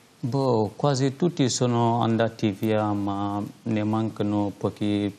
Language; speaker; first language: Italian; non-native, learner; Wolof